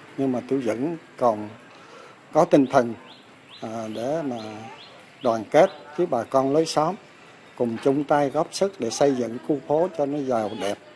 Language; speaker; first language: Vietnamese; non-native, local second language; Western Cham